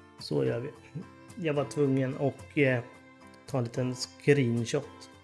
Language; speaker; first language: Swedish; native; Swedish